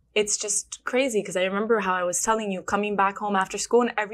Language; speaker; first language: English; early bilingual, other home language; Spanish